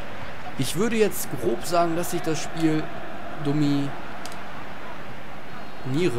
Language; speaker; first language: German; native; German